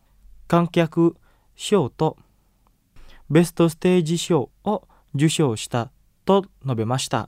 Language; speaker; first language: Japanese; non-native, fluent; Indonesian